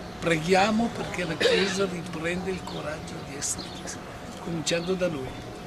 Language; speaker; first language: Italian; native; Italian